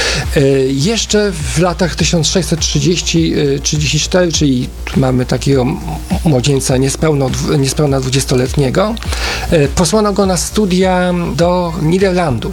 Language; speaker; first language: Polish; native; Polish